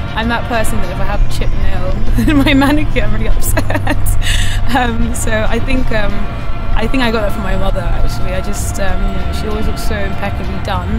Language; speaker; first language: English; native; English